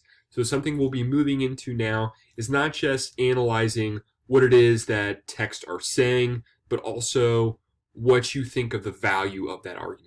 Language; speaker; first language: English; native; English